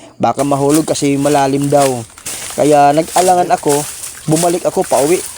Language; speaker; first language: Filipino; non-native, local second language; Waray